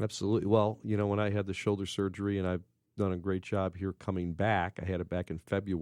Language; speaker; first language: English; native; English